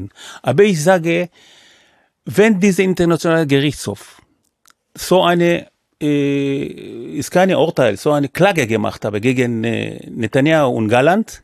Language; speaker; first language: German; non-native, fluent; Hebrew